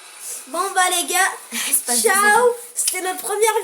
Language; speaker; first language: French; native; French